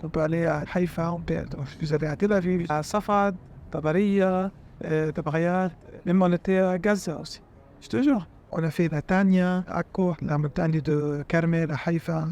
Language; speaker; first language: French; non-native, fluent; Arabic